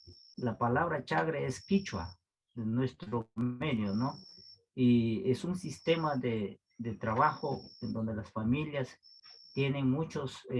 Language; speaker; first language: Spanish; non-native, local second language; Quechua